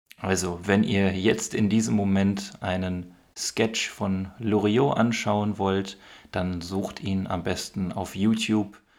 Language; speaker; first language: German; native; German